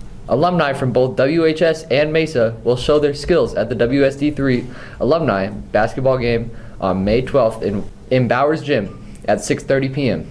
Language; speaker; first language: English; native; English